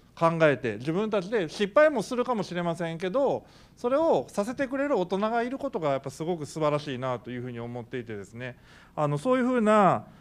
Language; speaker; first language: Japanese; native; Japanese